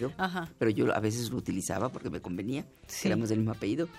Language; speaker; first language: Spanish; native; Spanish